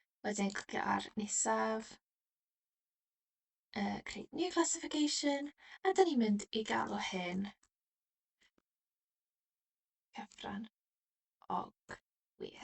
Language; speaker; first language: Welsh; non-native, local second language; English